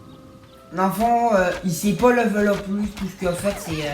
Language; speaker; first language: French; native; French